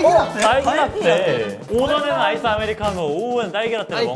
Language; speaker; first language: Korean; native; Korean